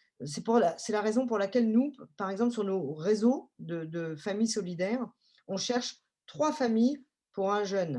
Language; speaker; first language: French; native; French